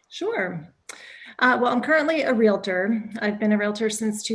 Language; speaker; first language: English; native; English